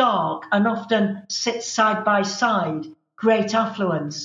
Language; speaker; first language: English; native; English